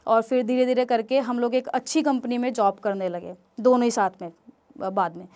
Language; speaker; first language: Hindi; native; Hindi